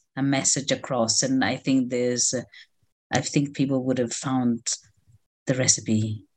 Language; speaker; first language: English; non-native, fluent; Italian